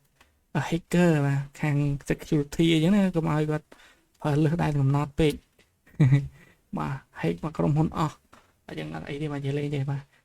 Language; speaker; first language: Khmer; native; Khmer